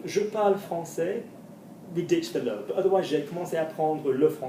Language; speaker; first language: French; non-native, fluent; English